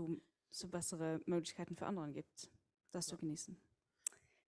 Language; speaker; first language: German; non-native, fluent; Norwegian